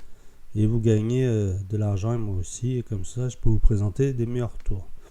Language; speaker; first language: French; native; French